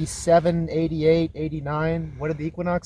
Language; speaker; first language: English; native; English